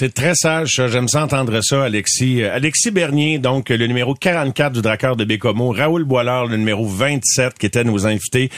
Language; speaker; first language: French; native; French